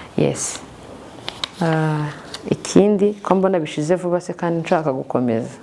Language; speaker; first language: Kinyarwanda; native; Kinyarwanda